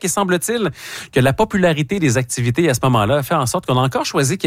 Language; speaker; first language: French; native; French